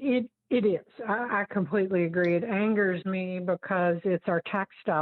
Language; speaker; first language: English; native; English